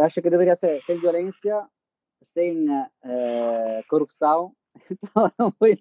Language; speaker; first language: Portuguese; non-native, fluent; Italian